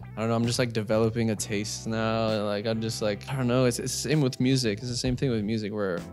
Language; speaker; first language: English; native; English